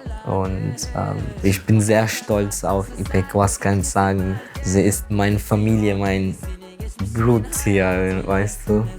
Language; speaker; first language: German; non-native, learner; Turkish